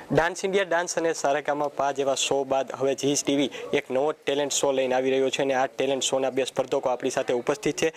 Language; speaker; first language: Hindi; non-native, local second language; Gujarati